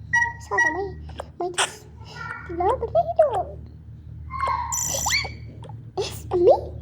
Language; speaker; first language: Arabic; native; Arabic